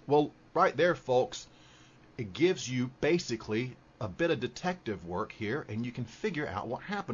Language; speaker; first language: English; native; English